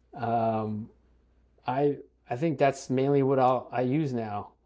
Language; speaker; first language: English; native; English